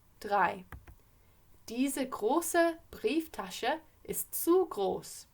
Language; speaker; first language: German; non-native, fluent; English